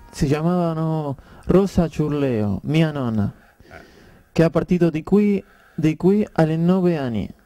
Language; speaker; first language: Italian; non-native, learner; Spanish